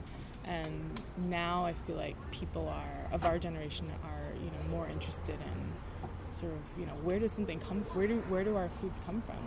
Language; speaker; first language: English; native; English